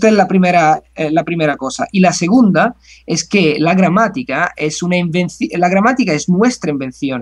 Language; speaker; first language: Spanish; non-native, fluent; Italian